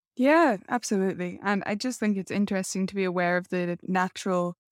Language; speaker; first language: English; native; English